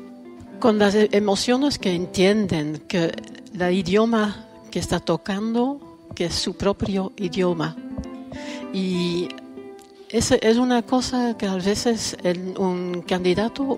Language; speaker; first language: Spanish; non-native, fluent; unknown